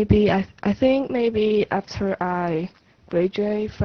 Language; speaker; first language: English; non-native, learner; Chinese